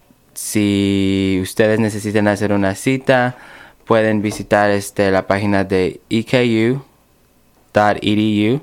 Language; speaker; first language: Spanish; early bilingual, other home language; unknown